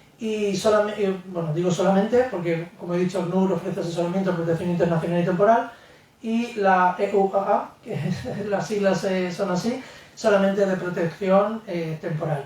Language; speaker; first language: Spanish; native; Spanish